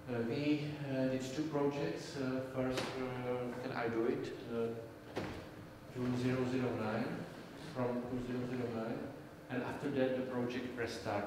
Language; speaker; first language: English; non-native, learner; Czech